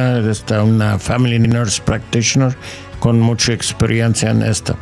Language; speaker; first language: Spanish; non-native, learner; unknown